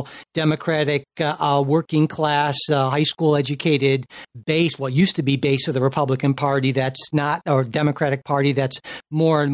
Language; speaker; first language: English; native; English